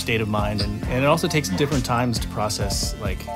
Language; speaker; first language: English; native; English